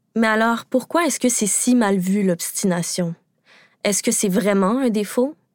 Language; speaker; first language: French; native; French